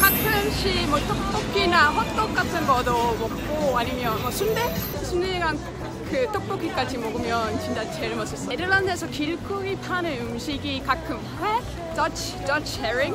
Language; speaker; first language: Korean; non-native, fluent; Dutch